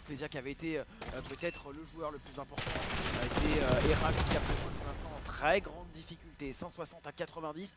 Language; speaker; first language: French; native; French